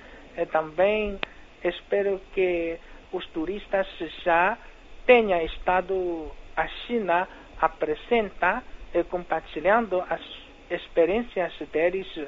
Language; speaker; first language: Portuguese; non-native, fluent; Chinese